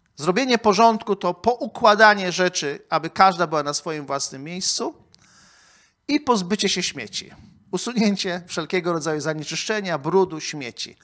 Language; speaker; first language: Polish; native; Polish